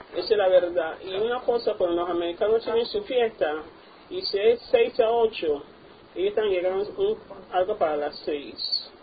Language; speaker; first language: Spanish; non-native, local second language; English